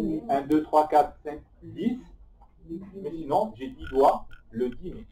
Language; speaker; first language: French; native; French